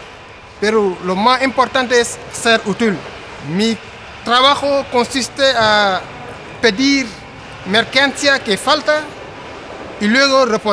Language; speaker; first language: Spanish; non-native, fluent; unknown